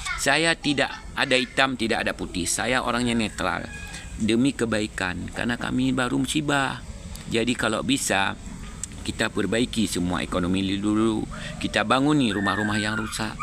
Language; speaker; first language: Indonesian; non-native, local second language; Achinese